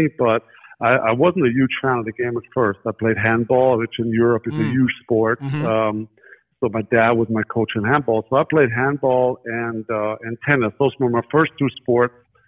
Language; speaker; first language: English; non-native, fluent; German